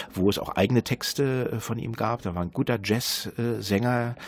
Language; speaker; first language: German; native; German